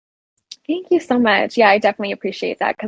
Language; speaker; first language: English; native; English